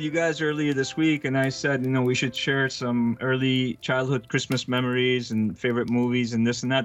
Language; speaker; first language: English; early bilingual, other home language; Arabic